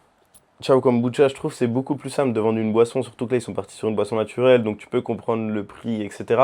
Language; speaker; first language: French; native; French